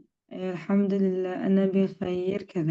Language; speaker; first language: Arabic; non-native, fluent; Indonesian